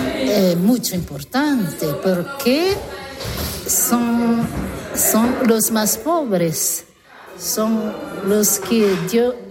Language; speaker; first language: Spanish; non-native, learner; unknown